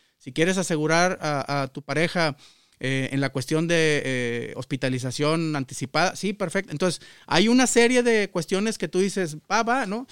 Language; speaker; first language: Spanish; native; Spanish